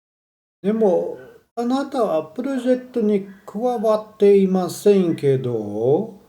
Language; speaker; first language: Japanese; non-native, fluent; Portuguese